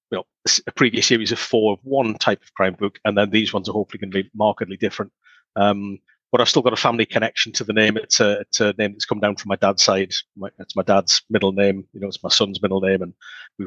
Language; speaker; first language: English; native; English